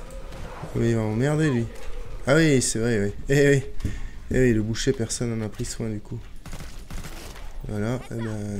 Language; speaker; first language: French; native; French